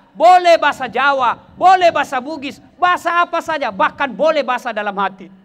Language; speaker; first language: Indonesian; non-native, local second language; Buginese